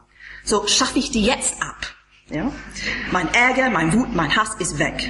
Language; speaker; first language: German; non-native, fluent; English